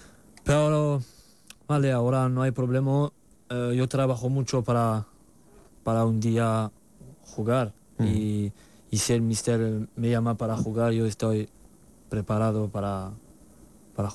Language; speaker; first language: Spanish; non-native, learner; French